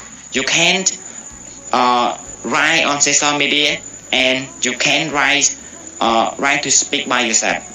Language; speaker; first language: English; non-native, learner; Khmer